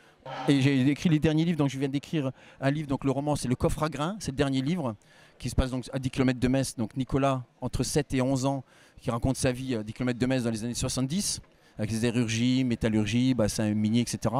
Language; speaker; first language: French; native; French